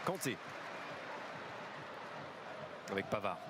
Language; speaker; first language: French; native; French